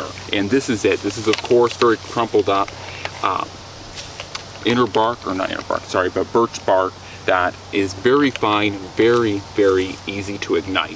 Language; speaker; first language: English; native; English